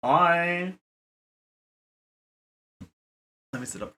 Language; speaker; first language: English; native; English